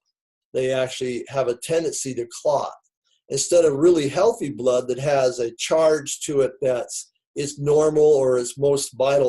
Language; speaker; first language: English; native; English